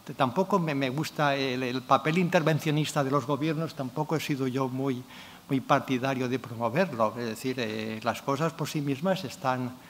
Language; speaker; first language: Spanish; non-native, local second language; Catalan